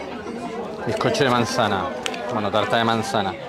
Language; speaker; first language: Spanish; native; Spanish